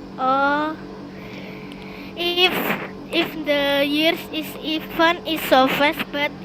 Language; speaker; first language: English; non-native, learner; Indonesian